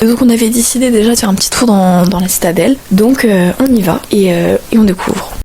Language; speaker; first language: French; native; French